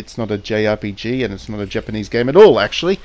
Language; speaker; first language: English; native; English